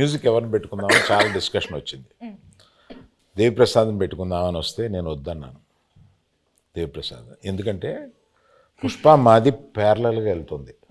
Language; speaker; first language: Telugu; native; Telugu